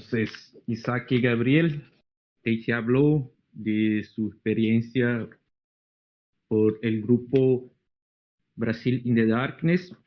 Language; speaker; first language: Spanish; non-native, fluent; Portuguese